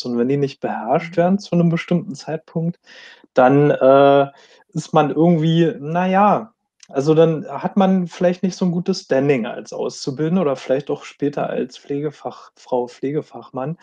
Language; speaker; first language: German; native; German